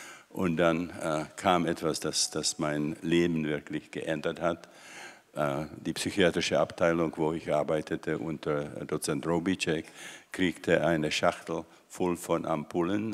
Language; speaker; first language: German; non-native, fluent; Czech